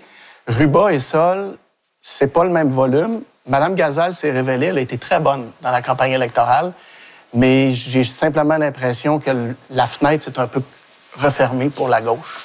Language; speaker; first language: French; native; French